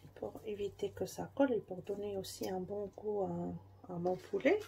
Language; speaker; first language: French; non-native, local second language; Arabic